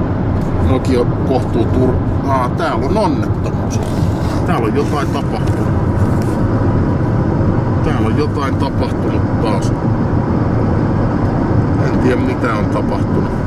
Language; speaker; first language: Finnish; native; Finnish